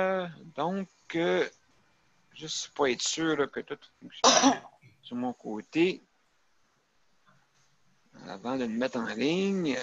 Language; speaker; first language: French; native; French